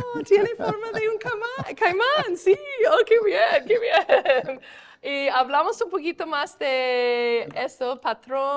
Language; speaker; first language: Spanish; non-native, fluent; English